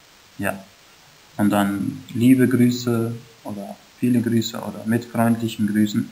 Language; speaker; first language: German; non-native, fluent; Albanian